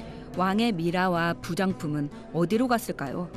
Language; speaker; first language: Korean; native; Korean